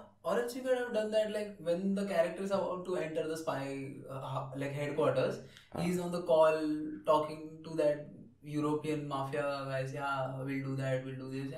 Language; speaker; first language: English; non-native, local second language; Telugu